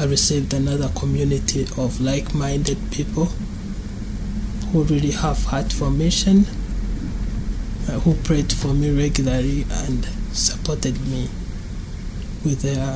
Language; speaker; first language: English; non-native, local second language; Kinyarwanda